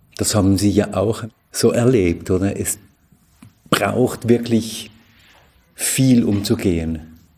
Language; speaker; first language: German; native; German